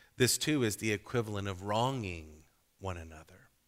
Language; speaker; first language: English; native; English